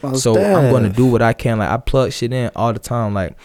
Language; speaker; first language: English; native; English